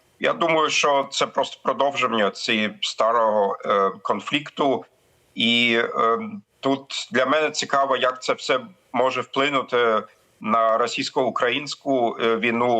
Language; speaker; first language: Ukrainian; non-native, fluent; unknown